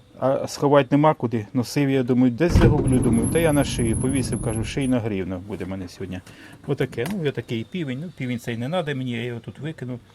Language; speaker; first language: Ukrainian; non-native, local second language; Russian